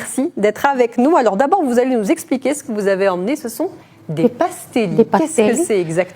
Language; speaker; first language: French; native; French